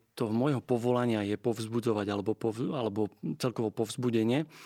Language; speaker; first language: Slovak; native; Slovak